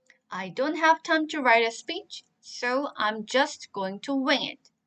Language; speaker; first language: English; non-native, fluent; Korean